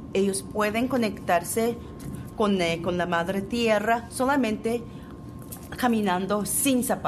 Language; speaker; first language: Spanish; non-native, fluent; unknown